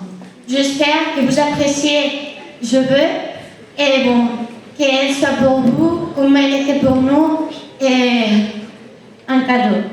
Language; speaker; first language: French; non-native, learner; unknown